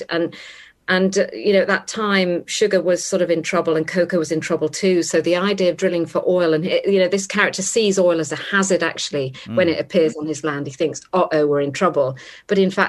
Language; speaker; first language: English; native; English